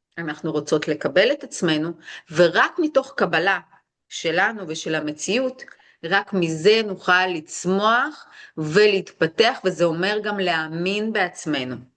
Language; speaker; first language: Hebrew; early bilingual, other home language; Russian